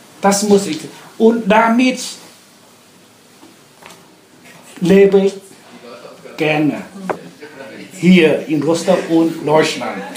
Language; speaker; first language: German; non-native, learner; Vietnamese